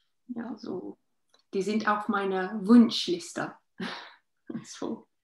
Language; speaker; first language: German; non-native, learner; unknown